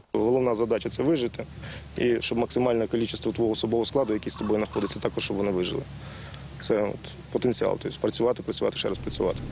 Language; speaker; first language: Ukrainian; native; Ukrainian